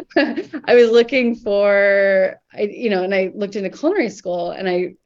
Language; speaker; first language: English; native; English